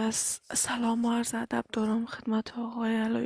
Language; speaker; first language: Persian; early bilingual, heritage; Persian